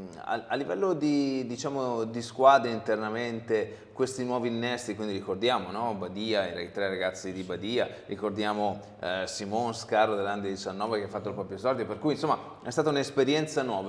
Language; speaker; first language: Italian; native; Italian